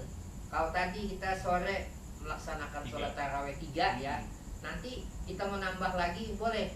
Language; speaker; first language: Indonesian; native; Indonesian